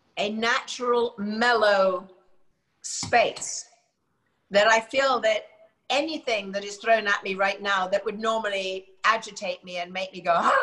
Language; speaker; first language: English; native; English